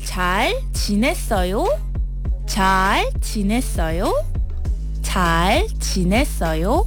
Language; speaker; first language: Korean; non-native, learner; Malay